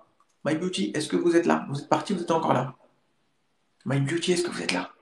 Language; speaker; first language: French; native; French